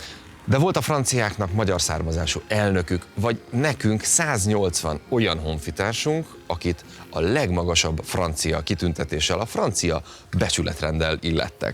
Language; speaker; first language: Hungarian; native; Hungarian